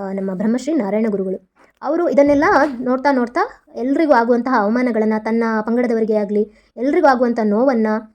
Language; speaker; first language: Kannada; non-native, local second language; Tulu